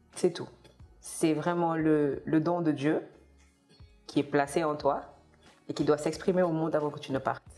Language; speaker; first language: French; non-native, local second language; Kabuverdianu